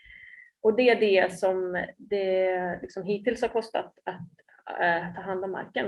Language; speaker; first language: Swedish; native; Swedish